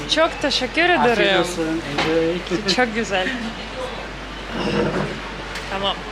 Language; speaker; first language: Turkish; non-native, learner; Russian